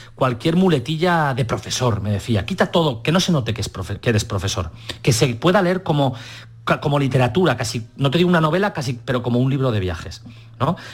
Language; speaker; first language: Spanish; native; Spanish